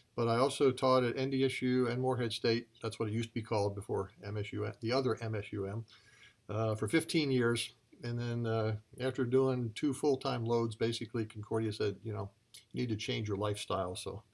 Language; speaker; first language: English; native; English